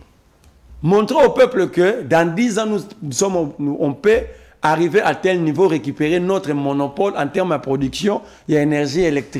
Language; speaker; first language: French; non-native, local second language; Lingala